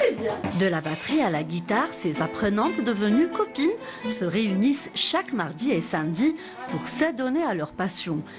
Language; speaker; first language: French; non-native, local second language; Arabic